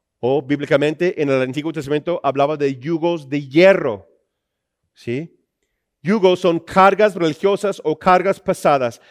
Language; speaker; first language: Spanish; non-native, fluent; English